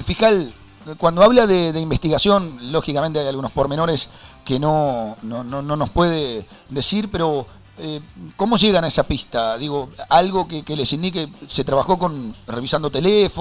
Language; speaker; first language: Spanish; native; Spanish